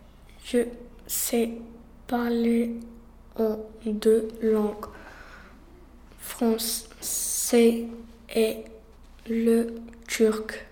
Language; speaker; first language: French; early bilingual, other home language; Turkish